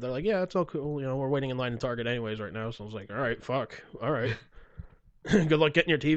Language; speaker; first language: English; native; English